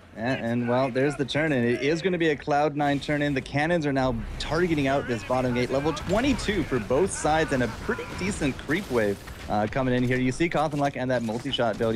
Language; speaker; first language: English; native; English